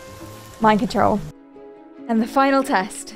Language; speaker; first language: English; native; English